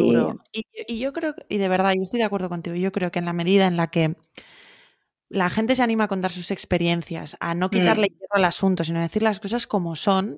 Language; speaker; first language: Spanish; native; Spanish